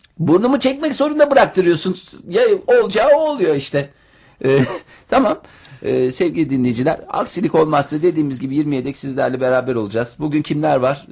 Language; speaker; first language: Turkish; native; Turkish